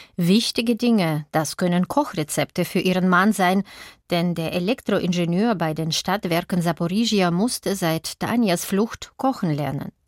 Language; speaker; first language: German; native; German